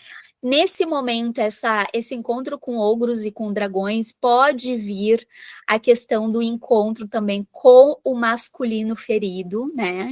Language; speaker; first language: Portuguese; native; Portuguese